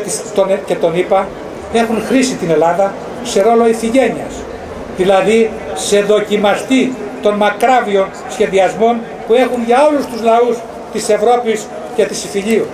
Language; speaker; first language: Greek; native; Greek